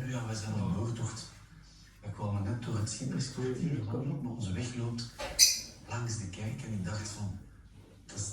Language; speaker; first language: Dutch; native; Dutch